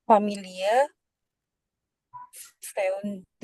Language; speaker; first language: German; non-native, learner; Indonesian